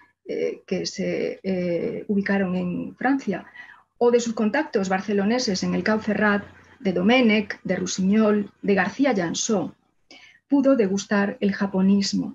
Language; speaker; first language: Spanish; native; Spanish